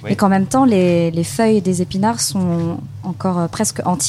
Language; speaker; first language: French; native; French